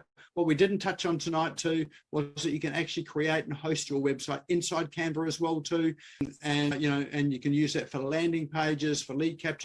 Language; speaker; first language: English; native; English